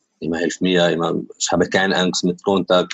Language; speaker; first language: German; non-native, learner; Arabic